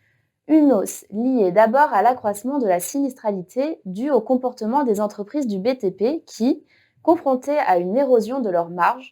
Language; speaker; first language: French; native; French